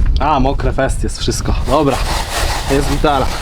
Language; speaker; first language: Polish; native; Polish